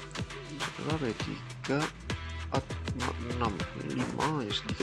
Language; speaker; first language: Indonesian; native; Indonesian